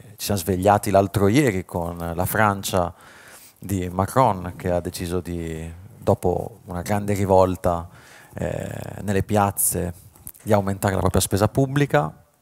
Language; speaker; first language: Italian; native; Italian